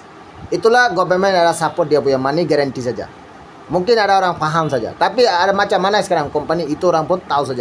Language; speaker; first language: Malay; non-native, learner; Bangla